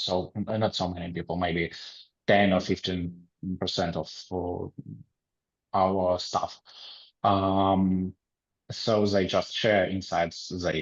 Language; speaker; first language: English; non-native, learner; Ukrainian